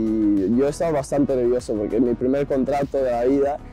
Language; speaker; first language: Spanish; non-native, fluent; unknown